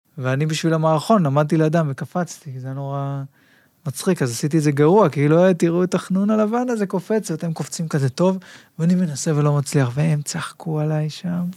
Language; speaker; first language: Hebrew; native; Hebrew